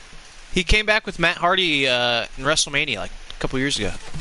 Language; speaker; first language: English; native; English